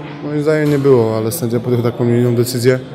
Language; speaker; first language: Polish; native; Polish